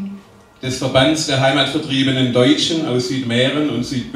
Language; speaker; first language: German; native; German